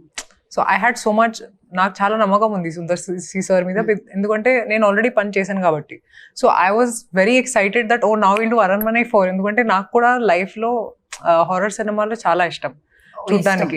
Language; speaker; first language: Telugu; non-native, fluent; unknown